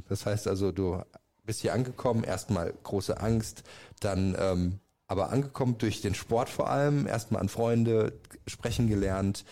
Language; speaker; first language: German; native; German